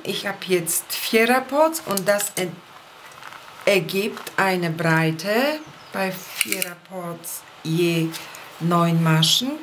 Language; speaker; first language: German; non-native, fluent; Polish